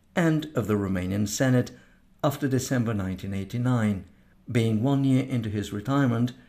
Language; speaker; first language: English; non-native, fluent; Romanian